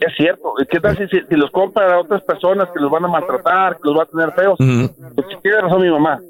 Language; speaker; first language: Spanish; native; Spanish